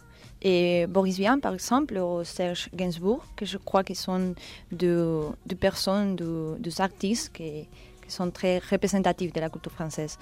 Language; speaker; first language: French; non-native, learner; Spanish